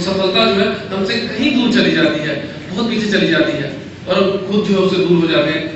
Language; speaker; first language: Hindi; native; Hindi